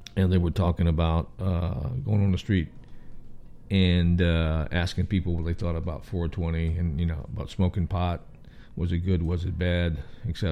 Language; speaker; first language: English; native; English